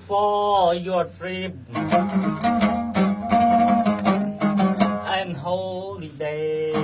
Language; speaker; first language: English; non-native, learner; Khmer